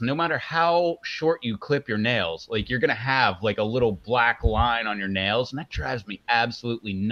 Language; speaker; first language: English; native; English